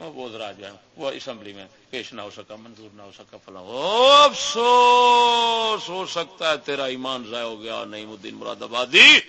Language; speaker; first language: Urdu; non-native, local second language; Punjabi